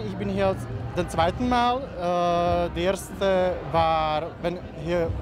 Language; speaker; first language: German; non-native, learner; Slovak